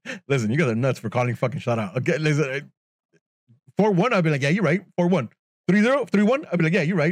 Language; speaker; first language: English; early bilingual, other home language; Spanish